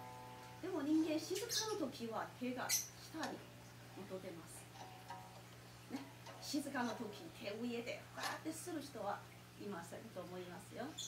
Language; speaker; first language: Japanese; non-native, fluent; Chinese